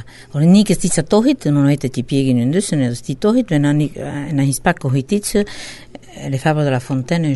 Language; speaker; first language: Basque; native; Basque